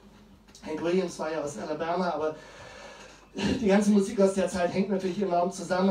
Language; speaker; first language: German; native; German